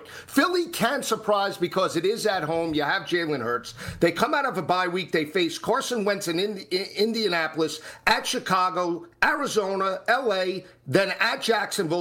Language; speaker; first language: English; native; English